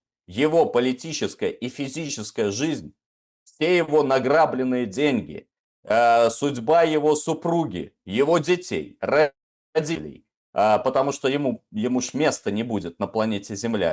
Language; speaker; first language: Russian; native; Russian